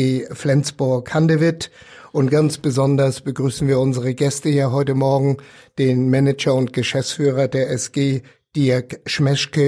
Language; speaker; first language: German; native; German